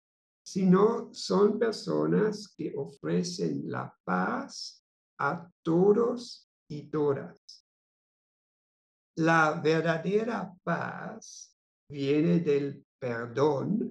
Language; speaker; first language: Spanish; non-native, fluent; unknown